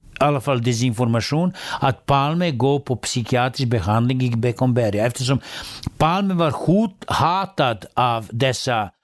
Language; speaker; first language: Swedish; non-native, fluent; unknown